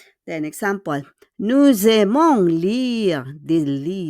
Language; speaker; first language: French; non-native, fluent; Filipino